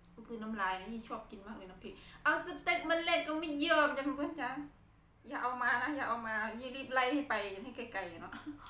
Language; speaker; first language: Thai; non-native, local second language; Khmer